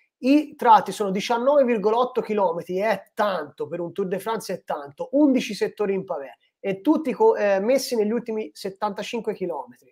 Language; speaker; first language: Italian; native; Italian